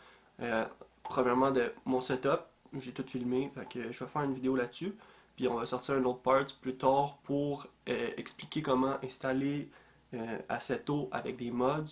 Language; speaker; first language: French; native; French